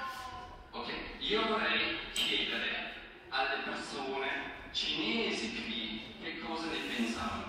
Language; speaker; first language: Italian; non-native, fluent; German